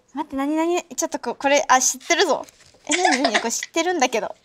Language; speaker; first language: Japanese; native; Japanese